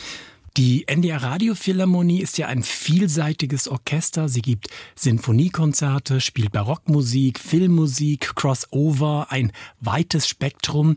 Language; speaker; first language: German; native; German